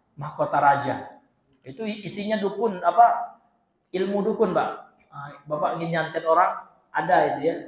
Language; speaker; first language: Indonesian; non-native, local second language; Minangkabau